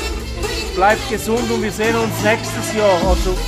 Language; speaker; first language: German; native; German